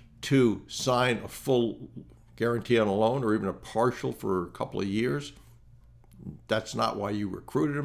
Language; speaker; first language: English; native; English